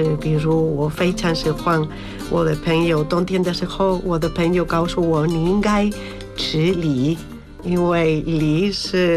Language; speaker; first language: Chinese; non-native, learner; Spanish